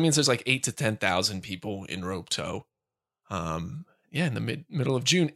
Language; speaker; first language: English; native; English